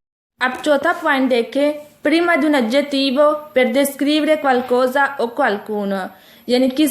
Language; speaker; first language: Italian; non-native, fluent; Urdu